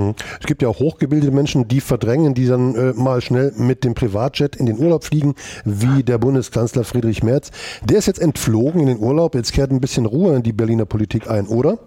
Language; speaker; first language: German; native; German